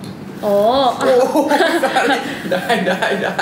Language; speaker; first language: English; non-native, learner; Thai